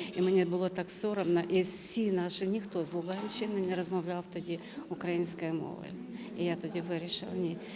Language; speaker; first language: Ukrainian; non-native, local second language; Russian